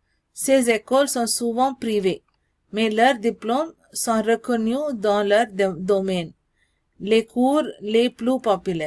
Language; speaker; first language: French; non-native, learner; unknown